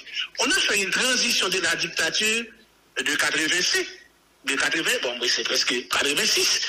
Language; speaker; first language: French; non-native, local second language; Haitian Creole